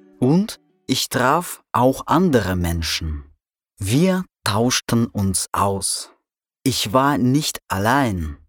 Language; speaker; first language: German; non-native, fluent; Russian